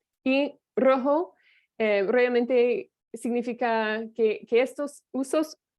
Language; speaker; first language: Spanish; non-native, fluent; English